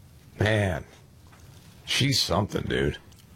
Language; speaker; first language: English; native; English